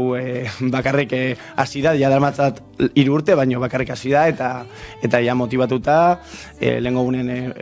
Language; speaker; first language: Basque; non-native, local second language; Spanish